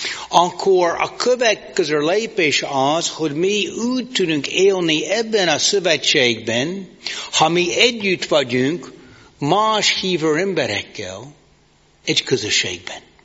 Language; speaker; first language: Hungarian; non-native, fluent; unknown